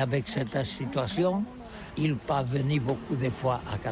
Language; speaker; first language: French; non-native, learner; Catalan